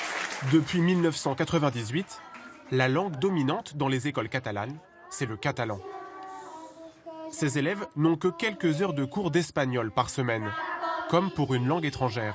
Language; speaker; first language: French; native; French